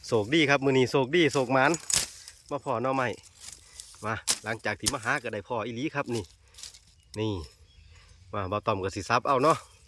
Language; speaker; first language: Thai; native; Thai